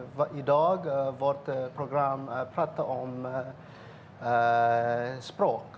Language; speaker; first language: Swedish; non-native, learner; Indonesian